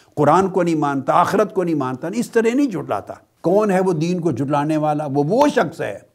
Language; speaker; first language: Urdu; non-native, local second language; Punjabi